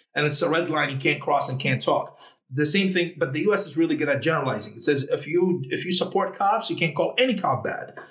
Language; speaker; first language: English; early bilingual, heritage; Arabic